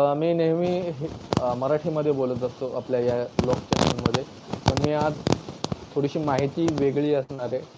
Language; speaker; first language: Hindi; non-native, local second language; Marathi